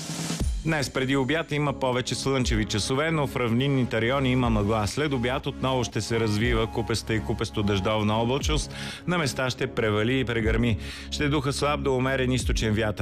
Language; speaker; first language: Bulgarian; native; Bulgarian